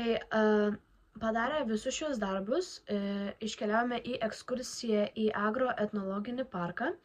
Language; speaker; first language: Lithuanian; native; Lithuanian